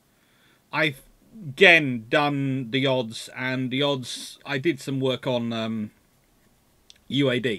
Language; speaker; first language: English; native; English